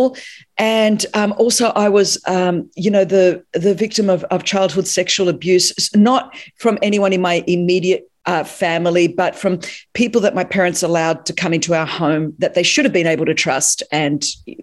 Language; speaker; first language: English; non-native, local second language; Greek